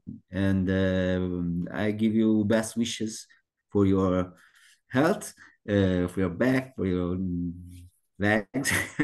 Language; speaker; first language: English; non-native, learner; Italian